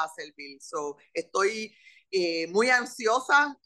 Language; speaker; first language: Spanish; early bilingual, heritage; Spanish